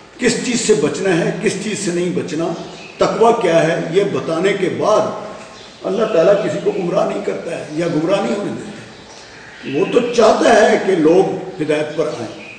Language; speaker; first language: Urdu; non-native, local second language; Punjabi